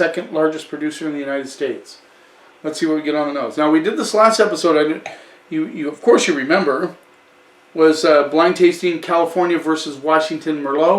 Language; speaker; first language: English; native; English